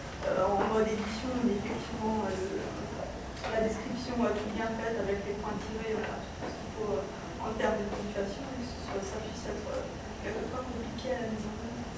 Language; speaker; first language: French; native; French